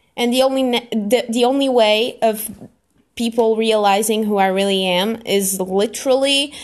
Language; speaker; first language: English; non-native, fluent; Portuguese